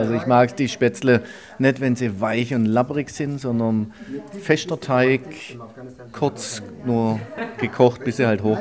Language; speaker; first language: German; native; German